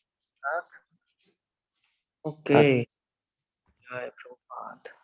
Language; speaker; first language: Polish; non-native, learner; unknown